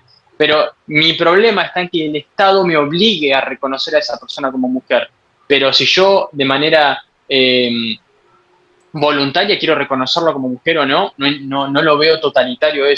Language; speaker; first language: Spanish; native; Spanish